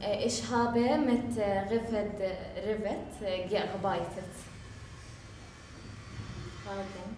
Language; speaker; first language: German; non-native, learner; Arabic